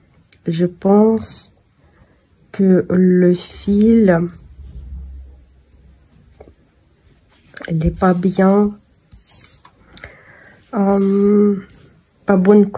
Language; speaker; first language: French; non-native, fluent; Russian